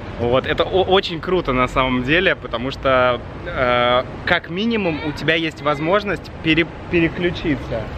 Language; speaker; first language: Russian; native; Russian